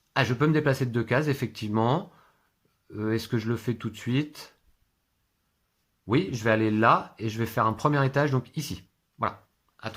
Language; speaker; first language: French; native; French